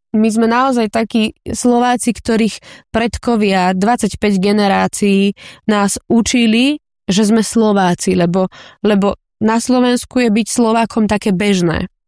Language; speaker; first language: Slovak; early bilingual, heritage; Slovak